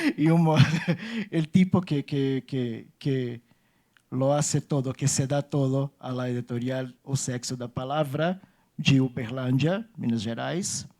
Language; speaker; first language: Spanish; non-native, fluent; Portuguese